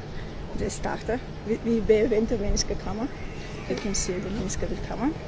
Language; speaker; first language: Danish; non-native, learner; Armenian